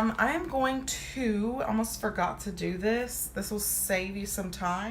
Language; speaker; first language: English; native; English